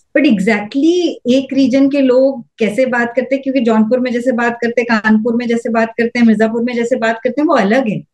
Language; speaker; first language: Hindi; native; Hindi